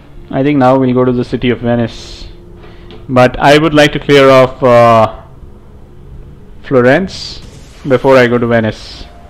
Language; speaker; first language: English; non-native, local second language; Hindi